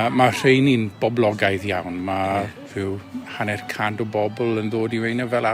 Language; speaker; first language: Welsh; native; Welsh